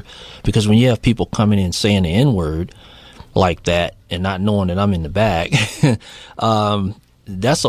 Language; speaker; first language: English; native; English